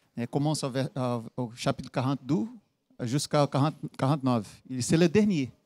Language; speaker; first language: French; non-native, learner; Portuguese